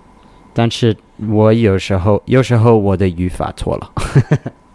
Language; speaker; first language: Chinese; non-native, learner; English